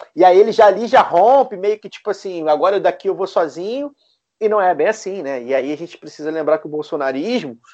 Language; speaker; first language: Portuguese; native; Portuguese